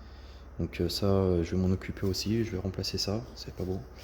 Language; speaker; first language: French; native; French